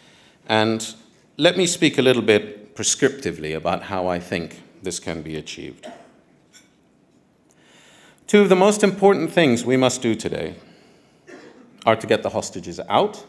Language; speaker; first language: English; non-native, fluent; Arabic